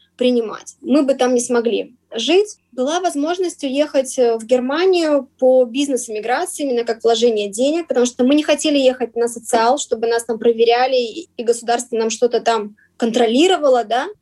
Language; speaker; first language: Russian; native; Russian